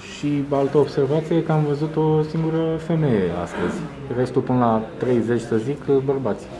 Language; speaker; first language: Romanian; native; Romanian